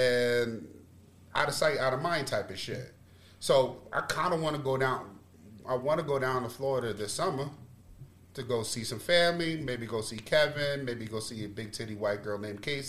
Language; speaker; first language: English; native; English